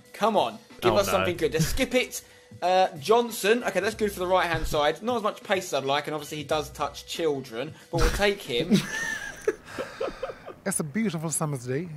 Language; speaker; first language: English; native; English